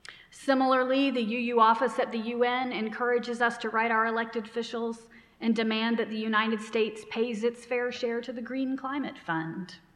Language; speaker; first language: English; native; English